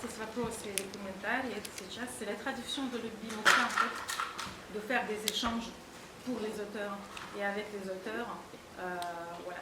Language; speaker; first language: French; non-native, fluent; Russian